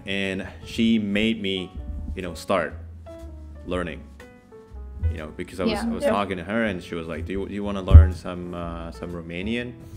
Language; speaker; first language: English; non-native, fluent; Indonesian